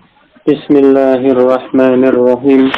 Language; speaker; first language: Arabic; non-native, fluent; Indonesian